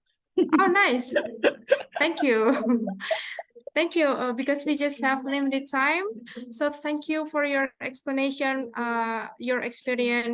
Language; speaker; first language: English; non-native, fluent; Indonesian